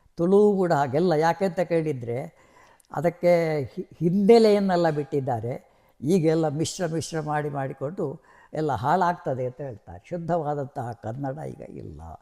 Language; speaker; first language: Kannada; non-native, local second language; Marathi